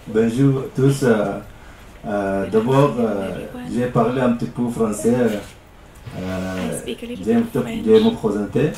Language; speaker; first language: French; non-native, learner; Arabic